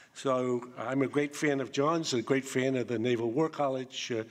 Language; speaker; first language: English; native; English